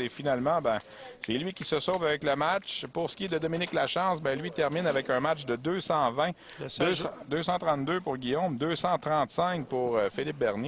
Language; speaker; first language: French; native; French